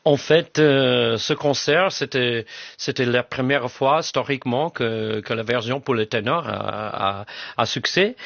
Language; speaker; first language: French; non-native, fluent; English